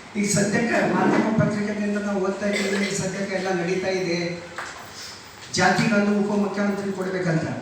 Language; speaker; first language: Kannada; non-native, local second language; Lambadi